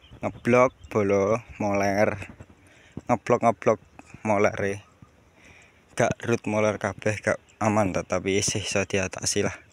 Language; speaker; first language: Indonesian; non-native, local second language; Javanese